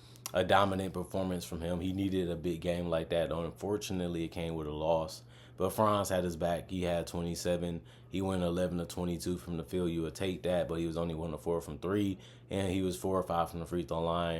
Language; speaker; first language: English; native; English